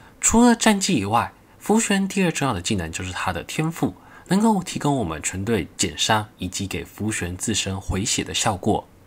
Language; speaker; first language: Chinese; native; Chinese